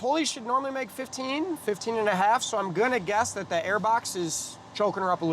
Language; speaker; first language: English; native; English